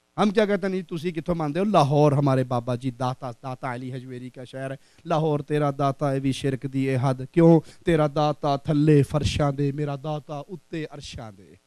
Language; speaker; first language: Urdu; non-native, local second language; Punjabi